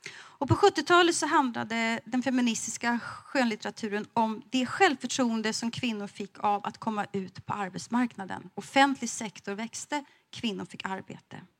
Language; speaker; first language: Swedish; native; Swedish